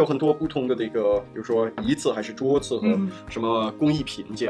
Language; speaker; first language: Chinese; non-native, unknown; Danish